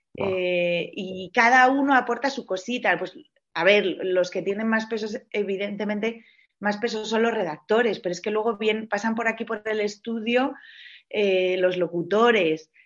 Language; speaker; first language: Spanish; native; Spanish